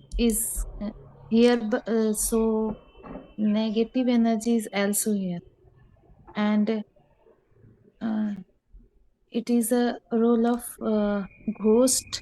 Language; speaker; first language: English; non-native, learner; Hindi